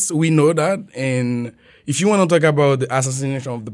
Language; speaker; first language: English; non-native, fluent; French